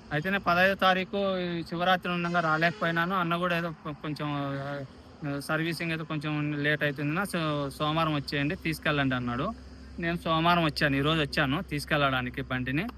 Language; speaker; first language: Telugu; native; Telugu